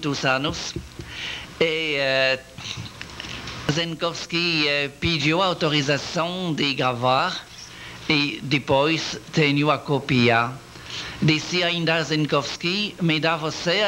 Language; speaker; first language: Portuguese; non-native, learner; French